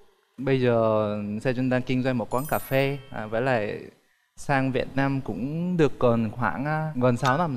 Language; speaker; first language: Vietnamese; non-native, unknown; Korean